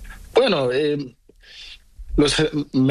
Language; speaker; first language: Spanish; non-native, learner; Portuguese